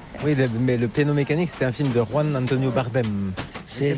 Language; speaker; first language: French; native; French